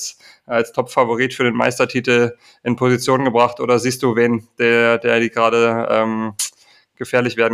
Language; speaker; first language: German; native; German